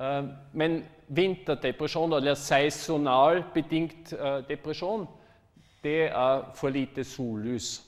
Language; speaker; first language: Norwegian; non-native, fluent; German